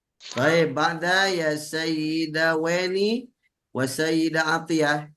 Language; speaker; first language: Arabic; non-native, fluent; Indonesian